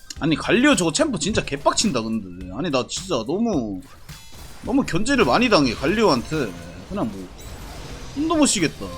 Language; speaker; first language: Korean; native; Korean